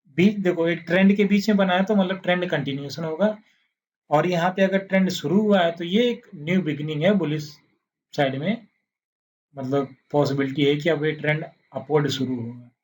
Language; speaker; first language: Hindi; native; Hindi